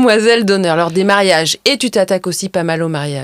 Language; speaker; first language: French; native; French